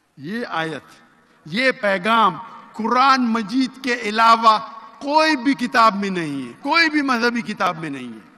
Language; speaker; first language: Urdu; non-native, local second language; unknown